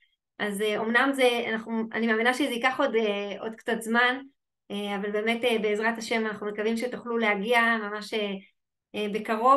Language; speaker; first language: Hebrew; native; Hebrew